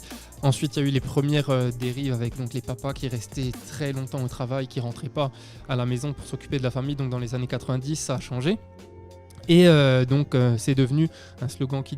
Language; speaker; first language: French; native; French